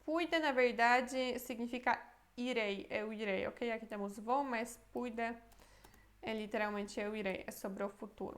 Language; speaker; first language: Portuguese; non-native, fluent; Polish